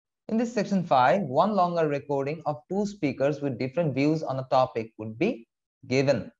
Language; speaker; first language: English; non-native, local second language; Bangla